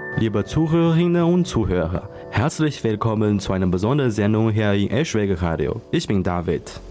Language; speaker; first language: German; non-native, learner; Chinese